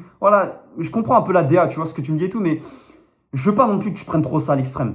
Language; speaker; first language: French; native; French